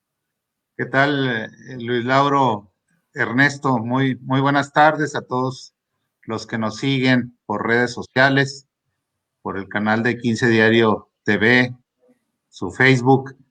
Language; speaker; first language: Spanish; native; Spanish